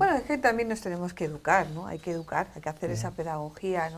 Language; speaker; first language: Spanish; native; Spanish